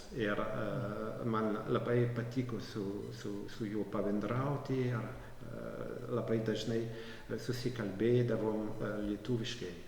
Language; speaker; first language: Lithuanian; non-native, fluent; French